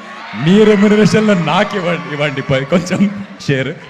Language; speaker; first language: Telugu; non-native, fluent; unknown